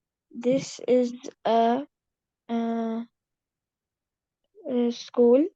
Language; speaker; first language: English; non-native, local second language; Urdu